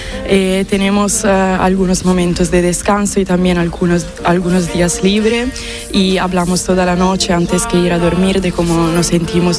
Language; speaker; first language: Spanish; non-native, fluent; Italian